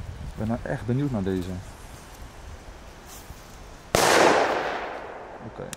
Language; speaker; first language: Dutch; native; Dutch